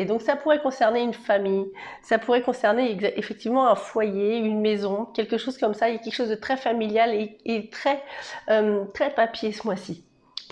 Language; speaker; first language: French; native; French